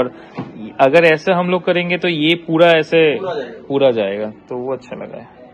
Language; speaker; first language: Hindi; non-native, local second language; Bangla